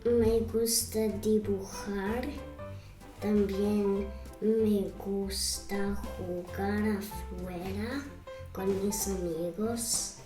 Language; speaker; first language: Spanish; non-native, learner; Ukrainian